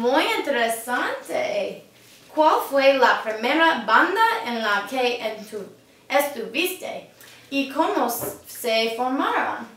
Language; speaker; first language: Spanish; non-native, learner; English